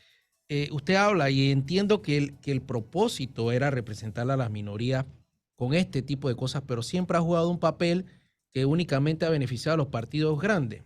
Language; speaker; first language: Spanish; native; Spanish